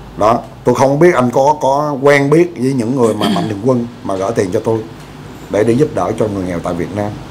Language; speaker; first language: Vietnamese; native; Vietnamese